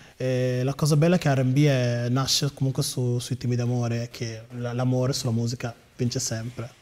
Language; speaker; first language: Italian; early bilingual, other home language; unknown